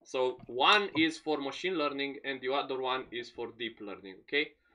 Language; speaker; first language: English; non-native, fluent; Romanian